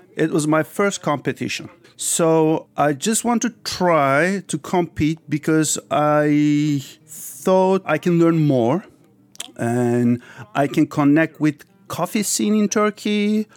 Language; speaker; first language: English; early bilingual, other home language; Turkish